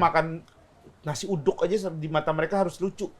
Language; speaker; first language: Indonesian; native; Indonesian